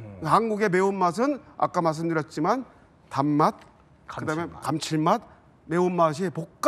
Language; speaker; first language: Korean; native; Korean